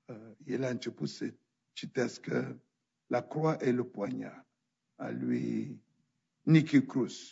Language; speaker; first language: Romanian; non-native, fluent; French